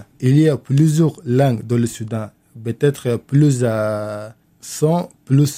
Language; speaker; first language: French; non-native, learner; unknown